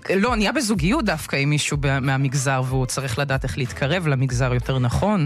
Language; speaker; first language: Hebrew; early bilingual, other home language; Russian